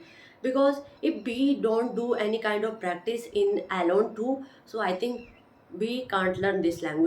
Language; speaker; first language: English; non-native, learner; Hindi